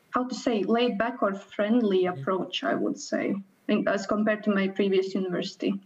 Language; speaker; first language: English; non-native, fluent; Latvian